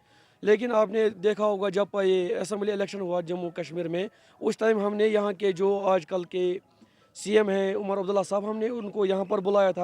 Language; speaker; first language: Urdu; non-native, local second language; Kashmiri